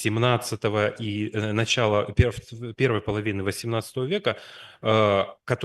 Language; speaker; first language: Russian; native; Russian